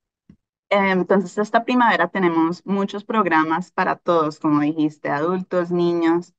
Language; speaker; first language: Spanish; early bilingual, heritage; Spanish